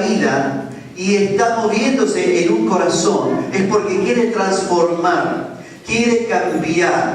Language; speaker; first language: Spanish; native; Spanish